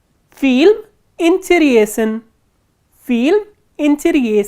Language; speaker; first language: Russian; non-native, fluent; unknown